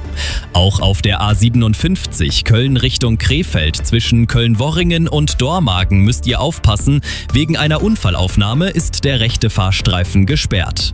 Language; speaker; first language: German; native; German